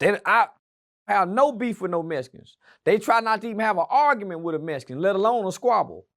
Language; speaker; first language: English; native; English